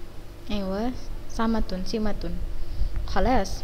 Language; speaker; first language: Arabic; non-native, fluent; Indonesian